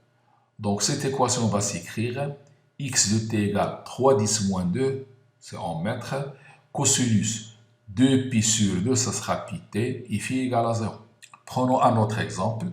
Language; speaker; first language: French; non-native, local second language; Arabic